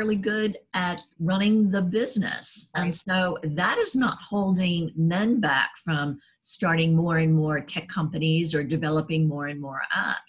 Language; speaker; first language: English; native; English